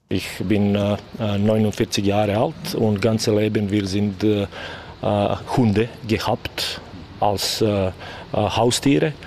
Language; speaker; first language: German; non-native, learner; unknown